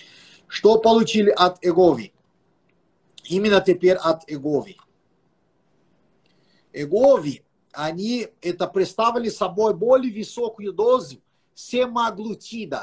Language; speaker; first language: Russian; non-native, fluent; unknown